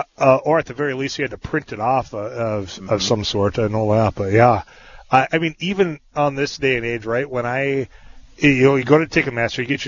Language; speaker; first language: English; native; English